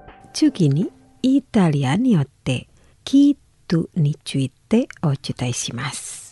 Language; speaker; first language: Japanese; non-native, fluent; Indonesian